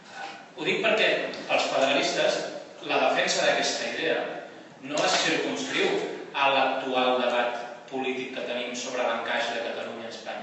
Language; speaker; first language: Catalan; native; Catalan